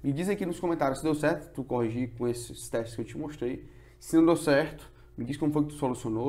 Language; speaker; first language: Portuguese; native; Portuguese